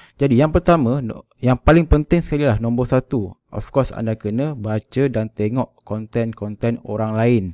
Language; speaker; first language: Malay; native; Malay